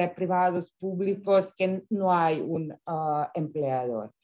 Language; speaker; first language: Spanish; non-native, fluent; Serbian